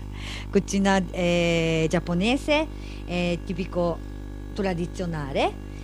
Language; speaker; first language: Italian; non-native, learner; Japanese